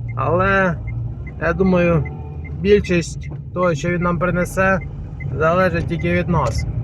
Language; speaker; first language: Ukrainian; non-native, local second language; Russian